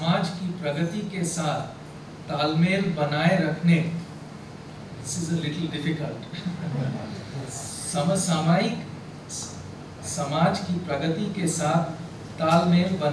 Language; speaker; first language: Hindi; non-native, local second language; Bangla